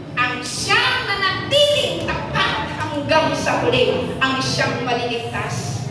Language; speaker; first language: Filipino; non-native, local second language; Hiligaynon